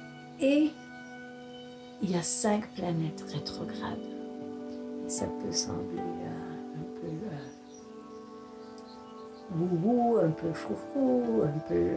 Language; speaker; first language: French; non-native, fluent; English